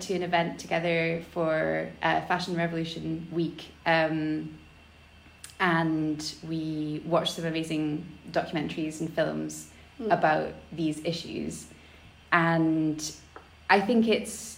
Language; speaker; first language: English; native; English